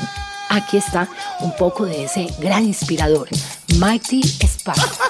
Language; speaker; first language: Spanish; native; Spanish